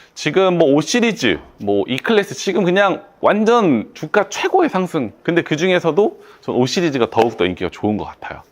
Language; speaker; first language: Korean; native; Korean